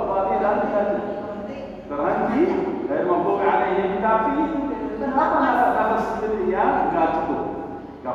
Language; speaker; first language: Indonesian; non-native, learner; Arabic